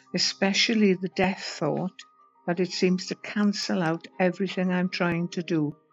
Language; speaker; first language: English; native; English